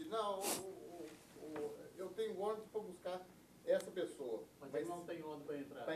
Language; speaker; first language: Portuguese; native; Portuguese